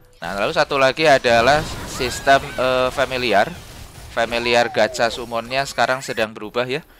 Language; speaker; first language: Indonesian; native; Indonesian